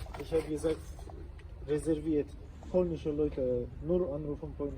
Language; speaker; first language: German; non-native, learner; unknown